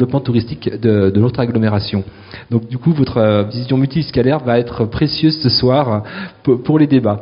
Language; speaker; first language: French; native; French